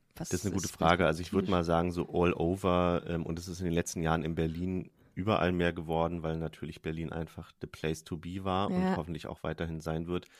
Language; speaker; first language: German; native; German